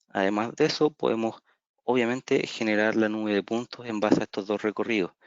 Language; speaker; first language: Spanish; native; Spanish